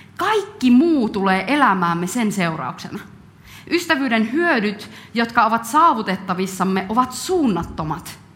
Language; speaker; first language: Finnish; native; Finnish